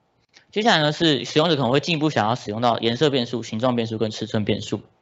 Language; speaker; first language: Chinese; native; Chinese